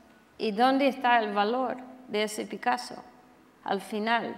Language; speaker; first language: Spanish; non-native, fluent; English